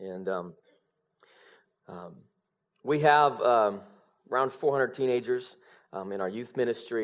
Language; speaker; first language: English; native; English